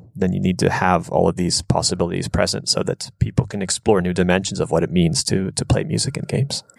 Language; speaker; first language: English; native; English